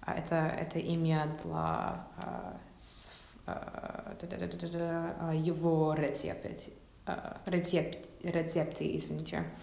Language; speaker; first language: Russian; non-native, learner; English